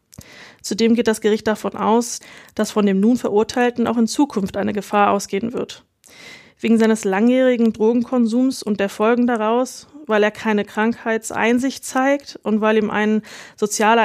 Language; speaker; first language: German; native; German